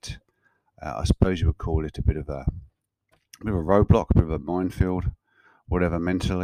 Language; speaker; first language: English; native; English